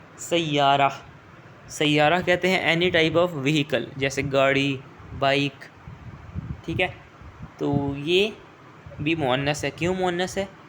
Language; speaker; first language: Urdu; native; Urdu